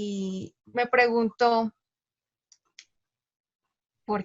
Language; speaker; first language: Spanish; native; Spanish